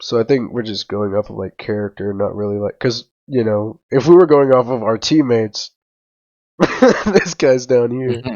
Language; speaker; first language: English; native; English